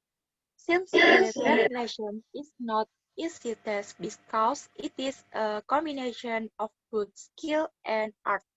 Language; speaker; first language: English; non-native, learner; Indonesian